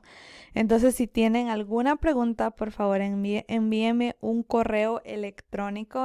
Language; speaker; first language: Spanish; early bilingual, other home language; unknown